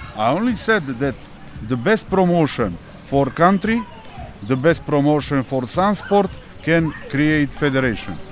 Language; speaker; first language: English; non-native, learner; Serbian